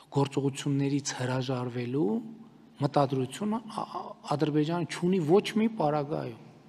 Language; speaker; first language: Armenian; native; Armenian